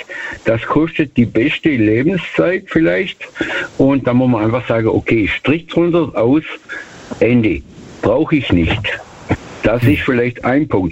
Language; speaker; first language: German; native; German